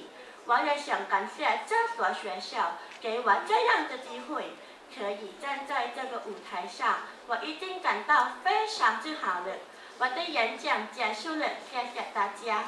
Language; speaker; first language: Chinese; non-native, learner; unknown